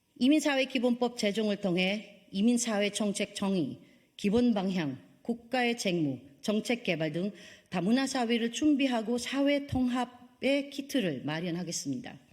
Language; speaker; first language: Korean; non-native, fluent; Filipino